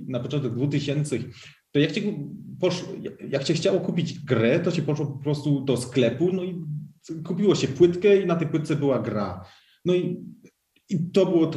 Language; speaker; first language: Polish; early bilingual, heritage; Polish